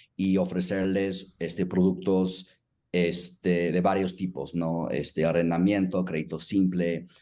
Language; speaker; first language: Spanish; non-native, fluent; English